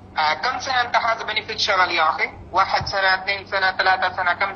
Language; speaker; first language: Arabic; non-native, learner; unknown